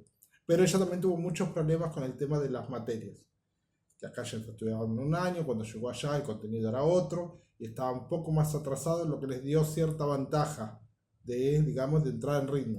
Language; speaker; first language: Spanish; native; Spanish